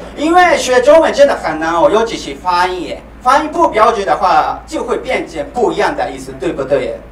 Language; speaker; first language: Chinese; non-native, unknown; Japanese